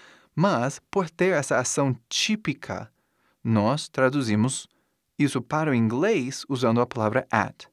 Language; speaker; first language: Portuguese; non-native, fluent; English